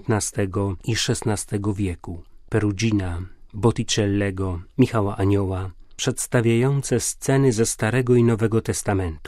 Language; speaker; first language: Polish; native; Polish